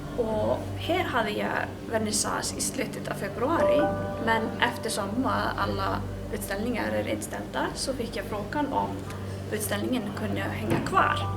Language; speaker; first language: Swedish; non-native, fluent; Icelandic